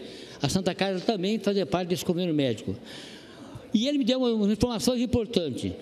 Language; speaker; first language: Portuguese; native; Portuguese